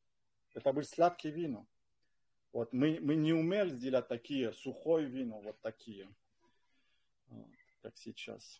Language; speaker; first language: Russian; non-native, fluent; French